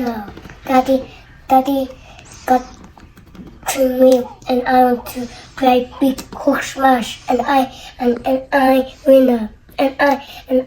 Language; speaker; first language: English; non-native, learner; Vietnamese